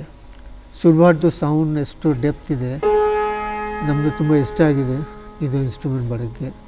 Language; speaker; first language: Kannada; non-native, learner; Bangla